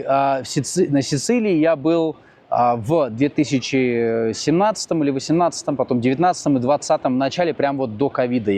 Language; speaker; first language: Russian; native; Russian